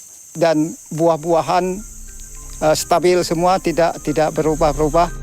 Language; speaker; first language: Indonesian; non-native, local second language; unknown